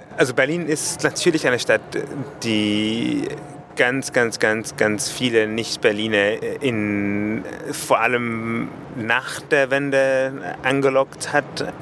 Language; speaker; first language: German; non-native, fluent; English